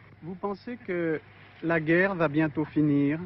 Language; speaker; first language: French; native; French